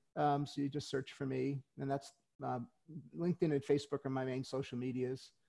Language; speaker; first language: English; native; English